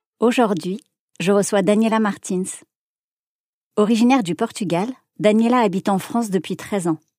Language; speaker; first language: French; native; French